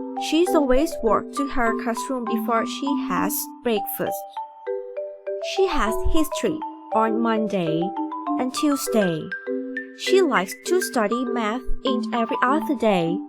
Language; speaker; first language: English; non-native, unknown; Thai